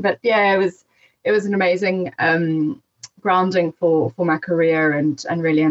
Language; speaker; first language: English; native; English